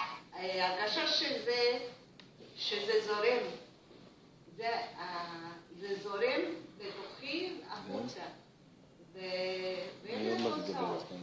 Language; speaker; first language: Hebrew; non-native, fluent; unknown